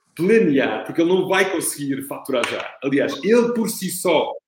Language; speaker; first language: Portuguese; non-native, fluent; Italian